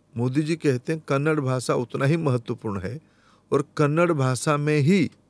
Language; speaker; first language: Hindi; non-native, local second language; Odia